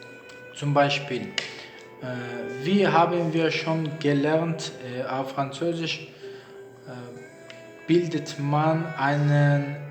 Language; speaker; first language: German; non-native, learner; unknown